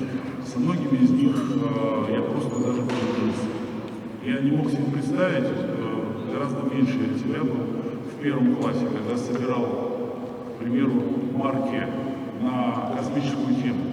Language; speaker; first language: Russian; native; Russian